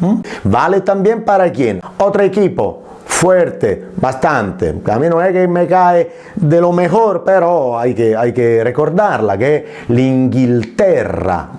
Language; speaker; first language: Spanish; non-native, fluent; Italian